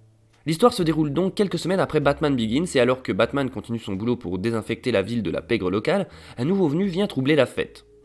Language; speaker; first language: French; native; French